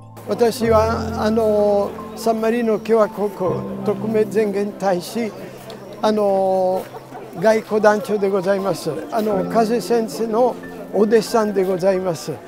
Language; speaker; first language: Japanese; non-native, learner; Italian